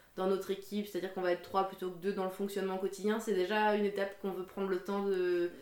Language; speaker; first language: French; native; French